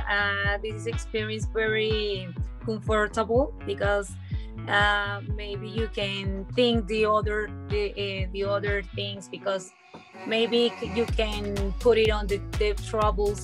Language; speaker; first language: English; non-native, learner; Spanish